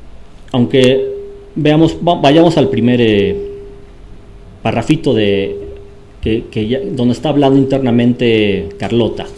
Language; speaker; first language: Spanish; native; Spanish